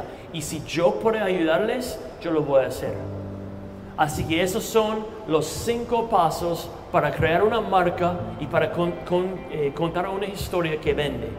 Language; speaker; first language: Spanish; non-native, fluent; English